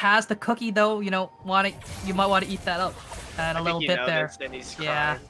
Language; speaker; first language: English; native; English